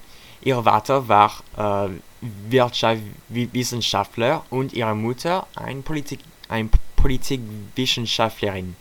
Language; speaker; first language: German; non-native, learner; French